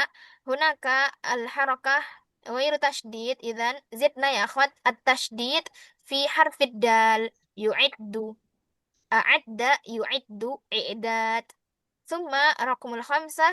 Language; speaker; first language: Arabic; non-native, fluent; Indonesian